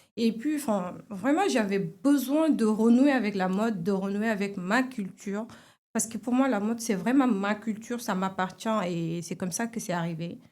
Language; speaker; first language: French; non-native, local second language; Wolof